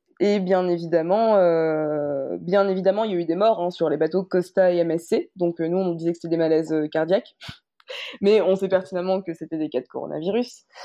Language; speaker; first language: French; native; French